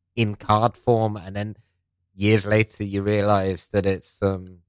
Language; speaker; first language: English; non-native, local second language; Persian